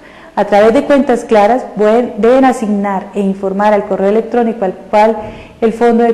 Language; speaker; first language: Spanish; native; Spanish